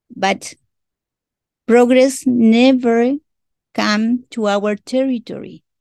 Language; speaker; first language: English; non-native, learner; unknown